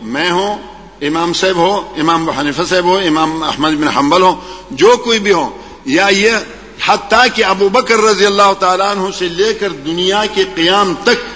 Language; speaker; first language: Urdu; non-native, local second language; Pashto